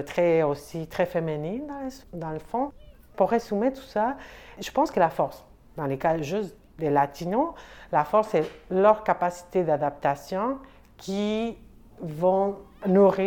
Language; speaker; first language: French; non-native, fluent; Spanish